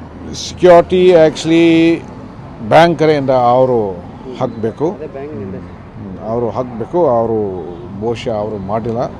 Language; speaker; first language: Kannada; non-native, fluent; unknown